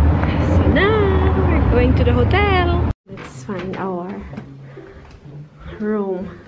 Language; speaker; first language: English; non-native, local second language; Filipino